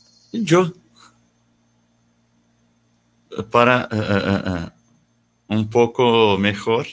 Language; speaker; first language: Spanish; non-native, learner; Portuguese